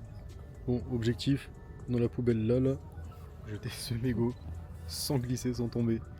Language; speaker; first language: French; native; French